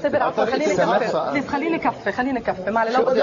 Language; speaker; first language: Arabic; native; Arabic